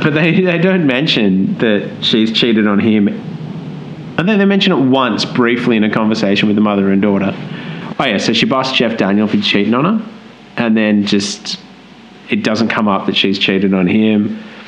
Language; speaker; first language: English; native; English